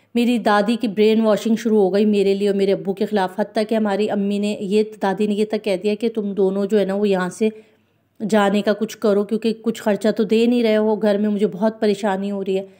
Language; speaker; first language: Urdu; non-native, local second language; Punjabi